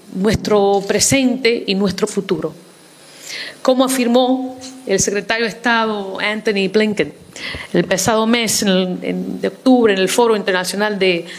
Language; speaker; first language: Spanish; early bilingual, heritage; Spanish